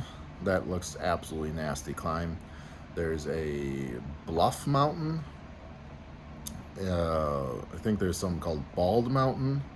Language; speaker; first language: English; native; English